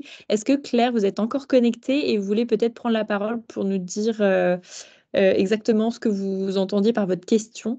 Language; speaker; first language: French; native; French